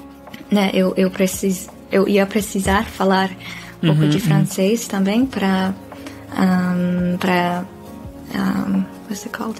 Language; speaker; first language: Portuguese; non-native, fluent; Dutch